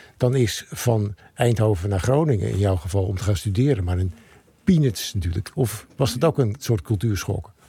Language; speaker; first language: Dutch; native; Dutch